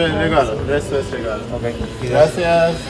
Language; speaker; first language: Spanish; non-native, learner; Persian